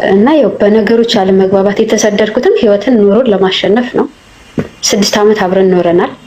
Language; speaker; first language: Amharic; native; Amharic